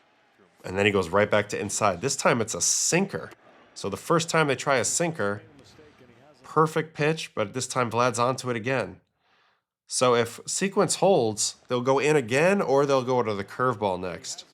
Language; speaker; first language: English; native; English